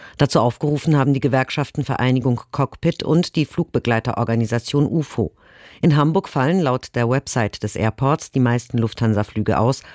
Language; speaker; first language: German; native; German